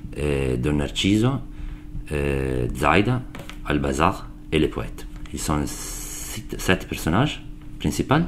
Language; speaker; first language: French; non-native, learner; Italian